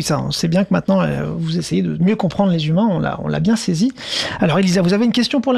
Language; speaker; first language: French; native; French